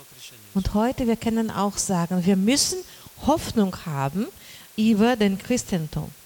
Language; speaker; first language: German; non-native, learner; Portuguese